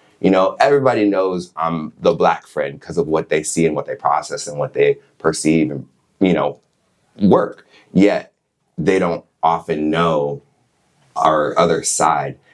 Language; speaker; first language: English; native; English